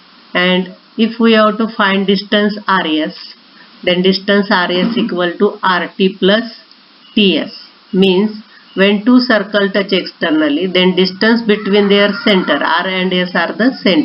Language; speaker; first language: English; non-native, local second language; Marathi